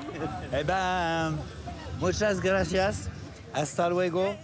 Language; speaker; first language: Spanish; non-native, learner; French